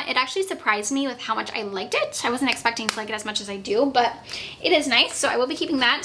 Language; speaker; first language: English; native; English